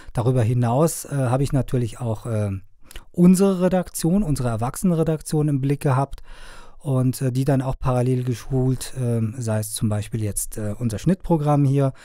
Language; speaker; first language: German; non-native, fluent; Persian